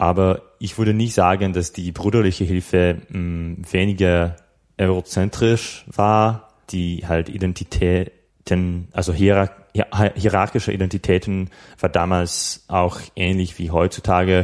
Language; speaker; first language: German; non-native, fluent; Slovak